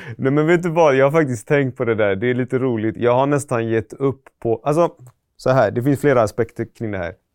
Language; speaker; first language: Swedish; early bilingual, other home language; Persian